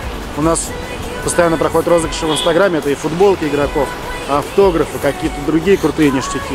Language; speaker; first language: Russian; native; Russian